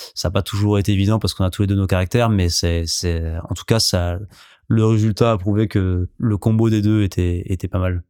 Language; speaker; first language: French; native; French